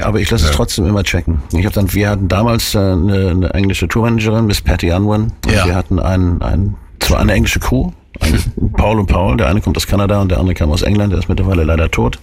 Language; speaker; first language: German; native; German